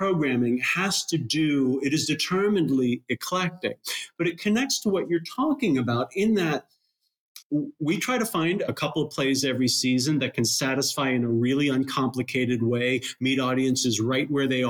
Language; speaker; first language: English; native; English